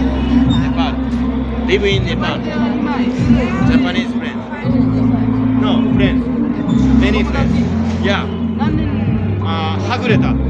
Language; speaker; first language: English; non-native, learner; Japanese